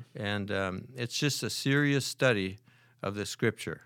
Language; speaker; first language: English; native; English